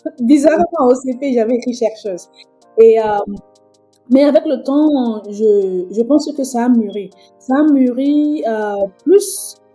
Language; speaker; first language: French; native; French